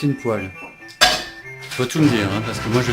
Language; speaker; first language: French; native; French